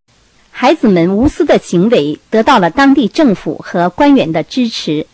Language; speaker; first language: Chinese; native; Chinese